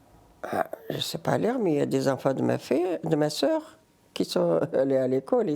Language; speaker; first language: French; non-native, learner; Riffian